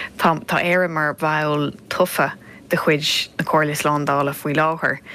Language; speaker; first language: Irish; non-native, local second language; English